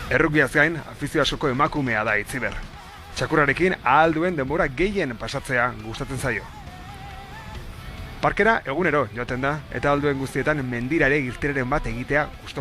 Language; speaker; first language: Basque; native; Basque